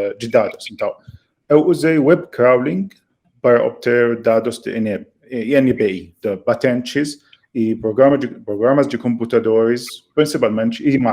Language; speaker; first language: Portuguese; non-native, fluent; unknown